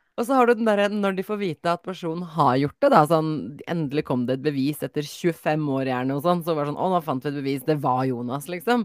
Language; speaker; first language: Norwegian; native; Norwegian